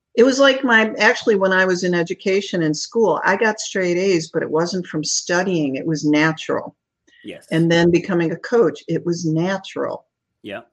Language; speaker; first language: English; native; English